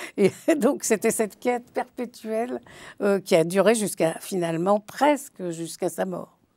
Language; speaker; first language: French; early bilingual, other home language; Yiddish